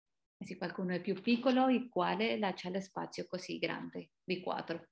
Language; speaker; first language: Italian; non-native, fluent; Spanish